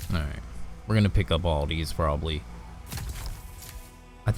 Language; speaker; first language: English; native; English